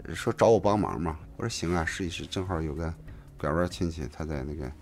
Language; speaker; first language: Chinese; native; Chinese